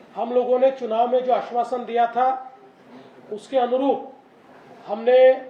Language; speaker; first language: Hindi; non-native, local second language; Marathi